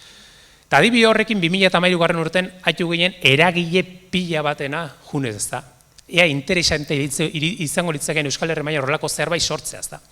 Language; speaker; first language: Basque; native; Basque